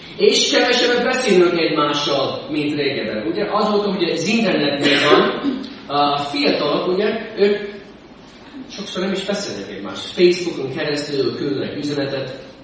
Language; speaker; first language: Hungarian; non-native, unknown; English